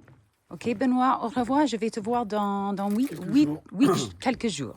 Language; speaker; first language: French; non-native, local second language; English